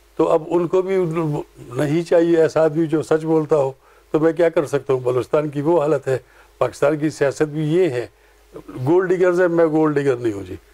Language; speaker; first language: Urdu; non-native, local second language; Pashto